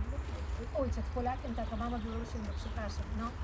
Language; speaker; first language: Polish; early bilingual, heritage; Polish